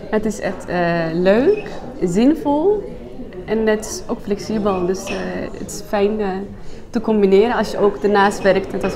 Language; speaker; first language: Dutch; non-native, fluent; Turkish